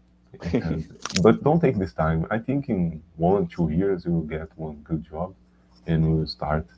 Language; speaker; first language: English; non-native, learner; Portuguese